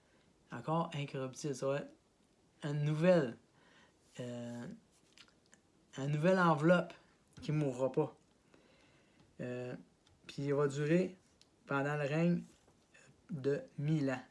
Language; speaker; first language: French; native; French